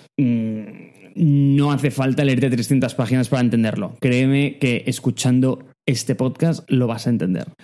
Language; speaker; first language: Spanish; native; Spanish